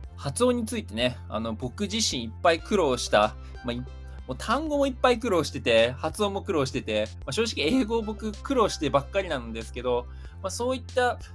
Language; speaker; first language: Japanese; native; Japanese